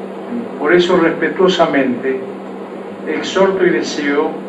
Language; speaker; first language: Spanish; native; Spanish